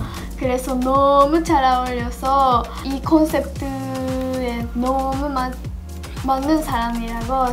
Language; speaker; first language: Korean; non-native, fluent; Japanese